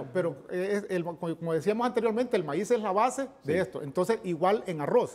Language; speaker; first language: Spanish; native; Spanish